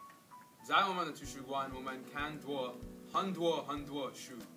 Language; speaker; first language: Chinese; non-native, learner; English